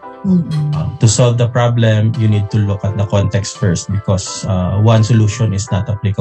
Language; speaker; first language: English; non-native, local second language; Hiligaynon